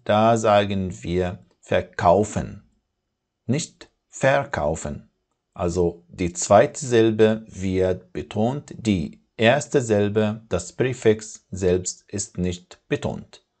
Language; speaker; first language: German; non-native, fluent; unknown